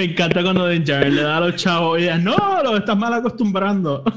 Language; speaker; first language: Spanish; native; Spanish